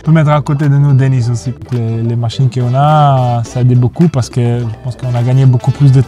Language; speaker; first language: French; non-native, fluent; Polish